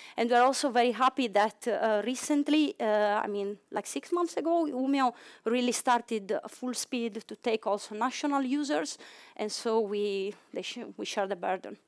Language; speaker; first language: English; non-native, fluent; Italian